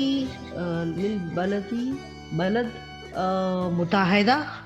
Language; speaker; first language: Arabic; non-native, learner; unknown